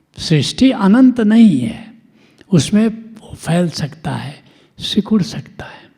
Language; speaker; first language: Hindi; non-native, local second language; Bhojpuri